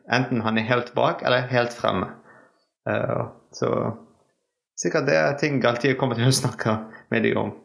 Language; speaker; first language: Norwegian; non-native, fluent; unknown